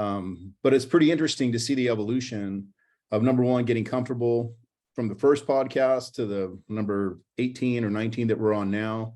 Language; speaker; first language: English; native; English